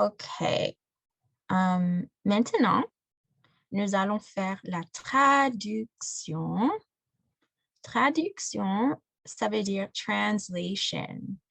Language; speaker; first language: French; non-native, fluent; English